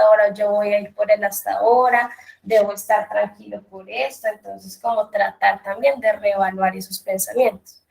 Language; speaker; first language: Spanish; native; Spanish